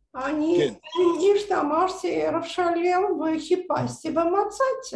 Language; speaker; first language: Hebrew; non-native, learner; Russian